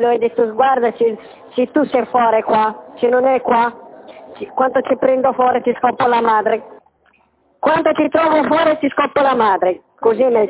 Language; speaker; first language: Italian; non-native, learner; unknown